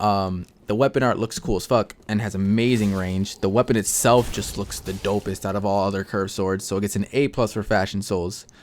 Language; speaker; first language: English; native; English